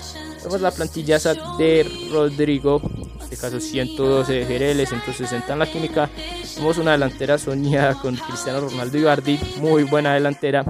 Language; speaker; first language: Spanish; native; Spanish